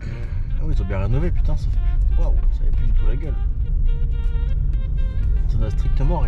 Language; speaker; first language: French; native; French